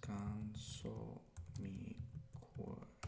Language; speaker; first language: Spanish; non-native, learner; English